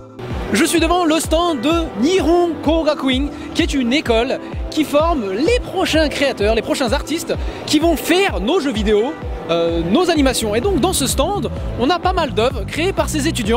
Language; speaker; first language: French; native; French